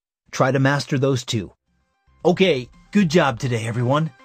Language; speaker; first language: English; native; English